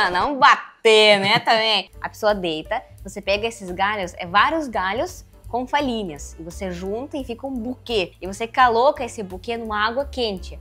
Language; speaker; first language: Portuguese; non-native, fluent; Russian